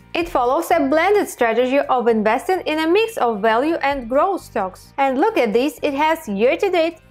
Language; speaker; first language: English; non-native, fluent; Russian